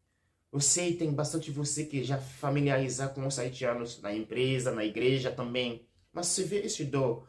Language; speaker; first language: Portuguese; non-native, learner; Haitian Creole